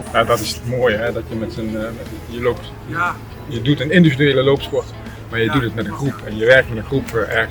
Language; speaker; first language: Dutch; native; Dutch